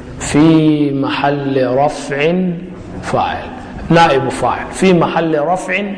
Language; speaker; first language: Arabic; non-native, fluent; Somali